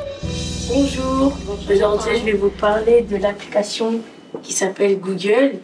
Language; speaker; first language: French; native; French